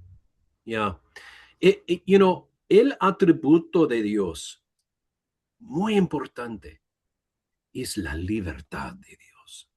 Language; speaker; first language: Spanish; non-native, learner; English